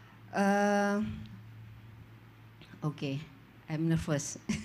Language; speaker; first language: English; non-native, learner; Indonesian